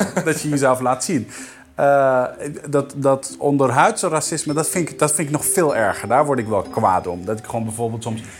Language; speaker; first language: Dutch; early bilingual, other home language; Arabic